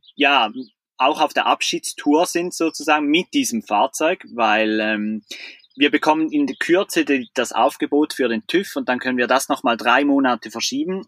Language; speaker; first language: German; native; German